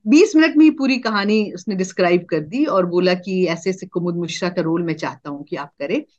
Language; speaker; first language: Hindi; native; Hindi